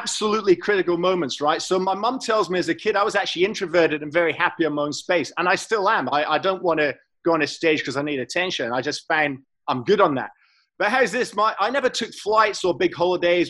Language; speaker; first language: English; native; English